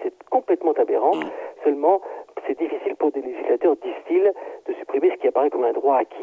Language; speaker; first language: French; native; French